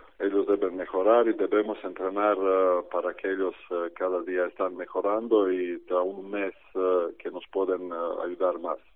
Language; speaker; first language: Spanish; non-native, fluent; Croatian